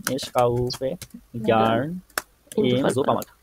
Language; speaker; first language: German; non-native, fluent; Bangla